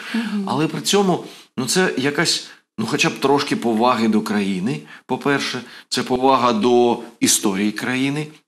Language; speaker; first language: Ukrainian; non-native, local second language; Russian